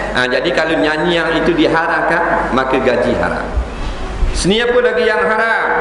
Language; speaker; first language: Malay; native; Malay